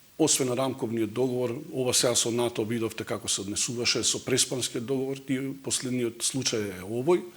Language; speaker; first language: Macedonian; non-native, local second language; Bosnian